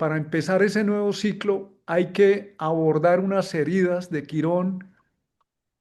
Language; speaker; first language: Spanish; native; Spanish